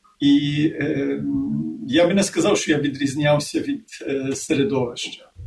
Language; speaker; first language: Ukrainian; early bilingual, heritage; Ukrainian